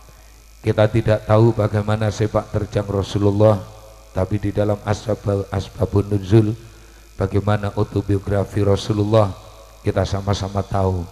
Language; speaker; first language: Indonesian; non-native, local second language; Javanese